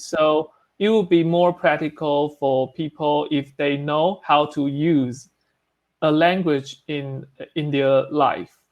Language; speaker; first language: English; non-native, learner; Chinese